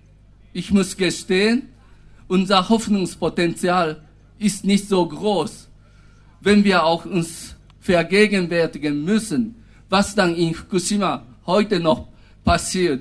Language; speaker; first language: German; non-native, fluent; Japanese